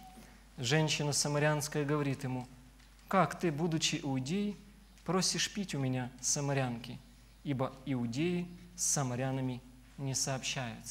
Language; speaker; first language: Russian; native; Russian